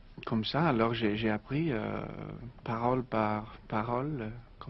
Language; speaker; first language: French; non-native, learner; English